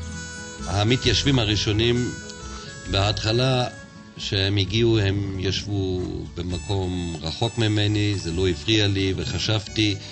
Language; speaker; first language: Hebrew; non-native, fluent; German